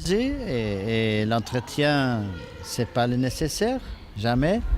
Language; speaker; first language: French; non-native, fluent; Portuguese